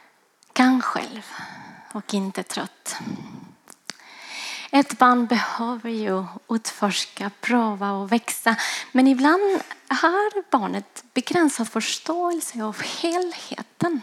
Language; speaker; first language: Swedish; non-native, fluent; Spanish